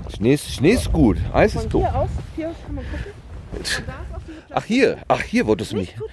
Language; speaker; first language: German; native; German